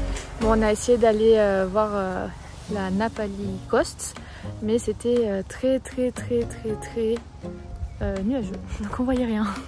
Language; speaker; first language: French; native; French